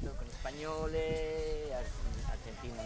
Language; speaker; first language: Italian; early bilingual, heritage; Spanish